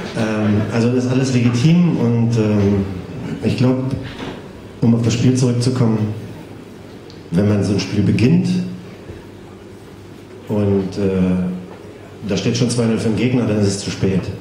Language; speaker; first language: German; native; German